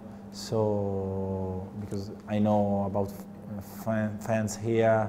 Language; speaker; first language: English; non-native, learner; Italian